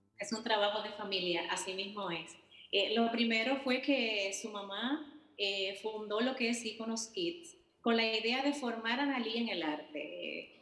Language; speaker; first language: Spanish; native; Spanish